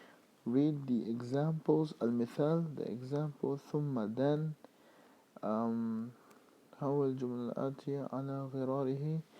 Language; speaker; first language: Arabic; non-native, fluent; English